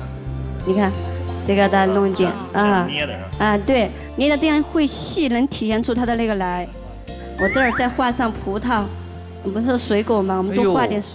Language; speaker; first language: Chinese; native; Chinese